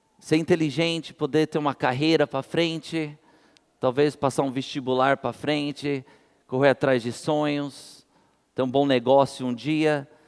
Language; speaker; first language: Portuguese; non-native, fluent; English